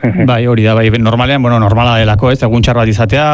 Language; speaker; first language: Basque; native; Basque